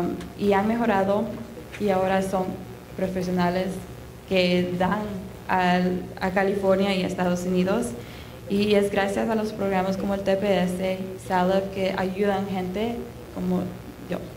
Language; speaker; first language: Spanish; early bilingual, heritage; Spanish